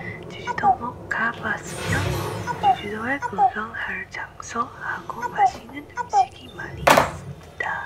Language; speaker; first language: Korean; non-native, learner; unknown